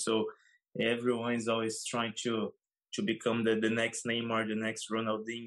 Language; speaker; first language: English; non-native, fluent; Portuguese